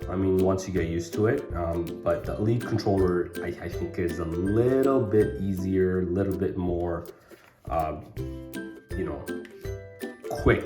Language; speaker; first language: English; native; English